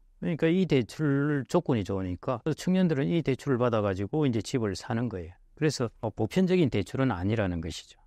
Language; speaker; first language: Korean; native; Korean